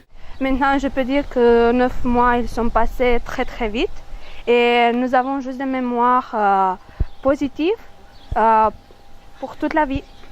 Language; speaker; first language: French; non-native, fluent; Romanian